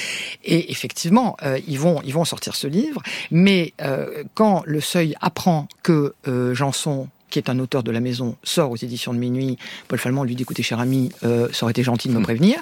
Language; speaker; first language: French; native; French